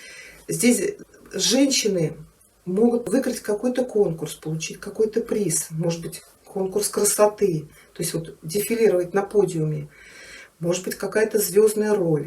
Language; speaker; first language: Russian; native; Russian